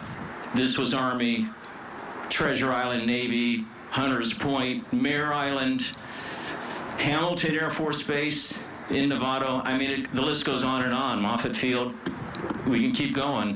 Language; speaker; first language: English; native; English